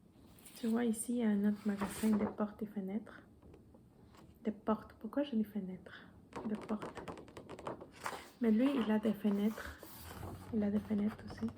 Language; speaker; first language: French; non-native, fluent; Spanish